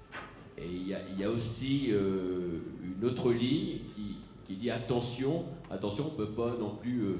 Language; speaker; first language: French; native; French